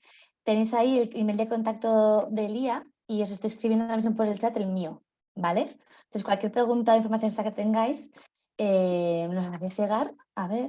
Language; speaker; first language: Spanish; native; Spanish